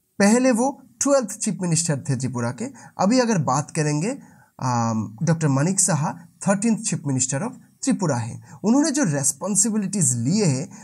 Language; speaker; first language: Hindi; non-native, local second language; Bangla